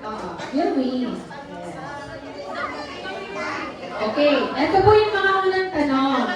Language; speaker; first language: Filipino; native; Filipino